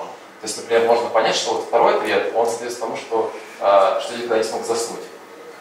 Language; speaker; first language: Russian; native; Russian